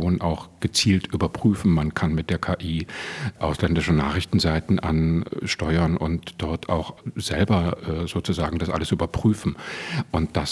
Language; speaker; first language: German; native; German